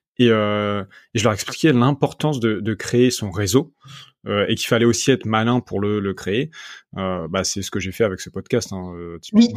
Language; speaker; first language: French; native; French